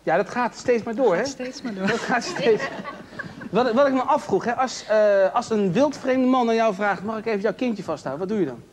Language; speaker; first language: Dutch; native; Dutch